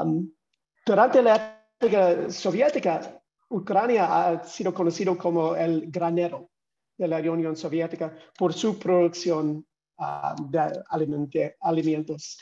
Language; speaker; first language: Spanish; non-native, fluent; English